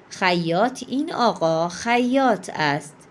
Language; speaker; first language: Persian; non-native, fluent; Urdu